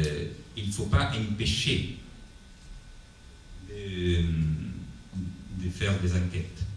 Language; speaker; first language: French; non-native, fluent; Italian